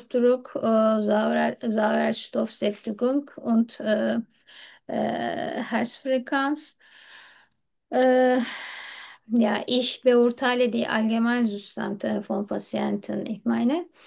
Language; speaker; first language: German; non-native, learner; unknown